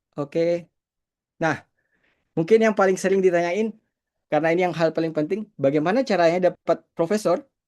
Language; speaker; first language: Indonesian; native; Indonesian